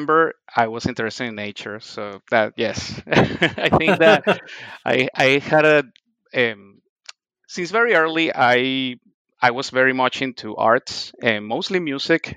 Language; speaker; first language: English; non-native, fluent; Spanish